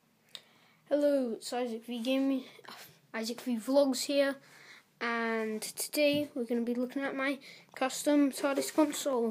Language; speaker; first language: English; native; English